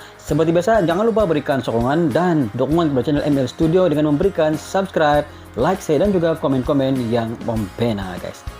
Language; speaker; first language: Malay; native; Malay